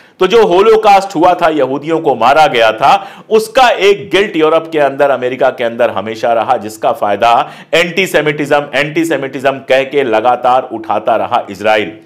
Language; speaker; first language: Hindi; native; Hindi